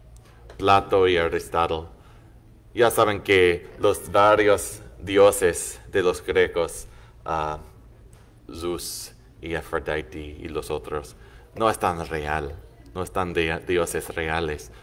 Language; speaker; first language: Spanish; non-native, fluent; English